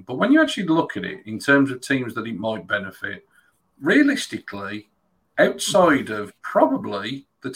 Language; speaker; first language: English; native; English